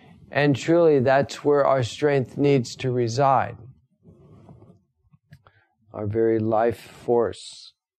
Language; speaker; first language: English; native; English